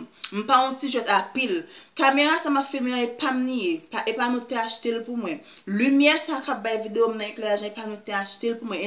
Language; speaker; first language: French; non-native, local second language; Haitian Creole